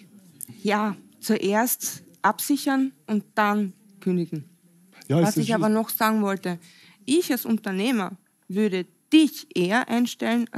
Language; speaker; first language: German; native; German